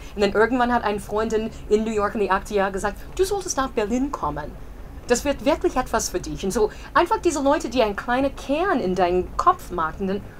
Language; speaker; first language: German; non-native, fluent; English